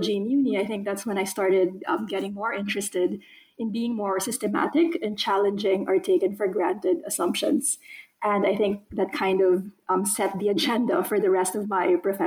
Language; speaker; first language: English; non-native, local second language; Filipino